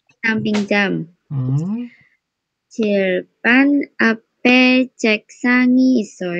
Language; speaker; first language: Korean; non-native, learner; Indonesian